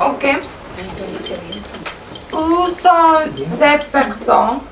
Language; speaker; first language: French; non-native, learner; Spanish